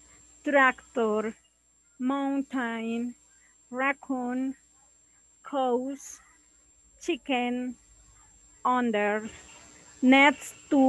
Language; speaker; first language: English; non-native, learner; Spanish